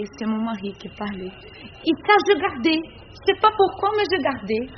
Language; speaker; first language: French; non-native, learner; Portuguese